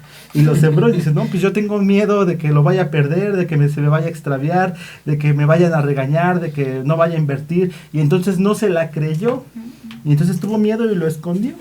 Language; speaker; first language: Spanish; native; Spanish